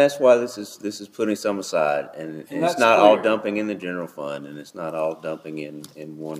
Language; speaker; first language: English; native; English